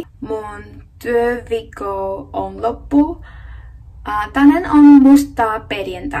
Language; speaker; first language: Finnish; non-native, learner; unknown